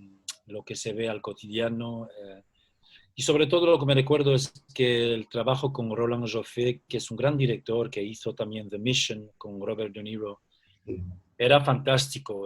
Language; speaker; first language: Spanish; early bilingual, heritage; Spanish